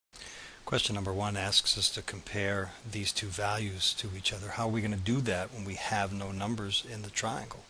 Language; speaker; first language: English; native; English